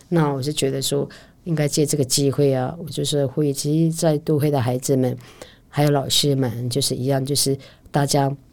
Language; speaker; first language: Chinese; native; Chinese